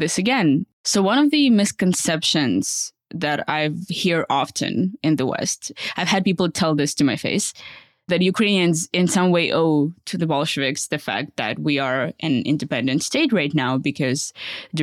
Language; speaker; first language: English; early bilingual, other home language; Russian